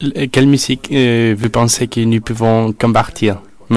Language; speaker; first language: French; non-native, learner; Spanish